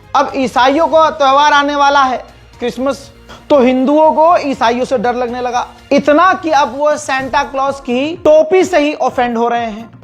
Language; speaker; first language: Hindi; native; Hindi